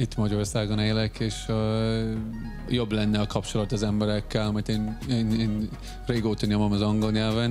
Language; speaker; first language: Hungarian; non-native, fluent; English